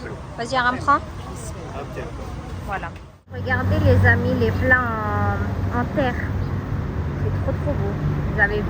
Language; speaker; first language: French; native; French